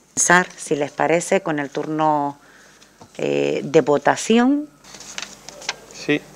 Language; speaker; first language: Spanish; native; Spanish